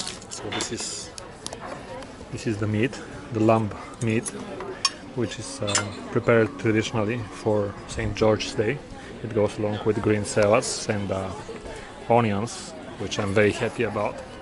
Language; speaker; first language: English; non-native, fluent; Bulgarian